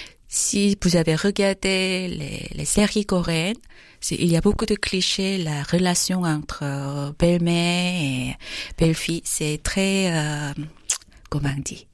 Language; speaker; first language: French; non-native, fluent; Korean